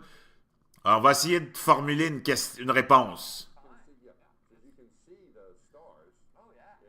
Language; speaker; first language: French; native; French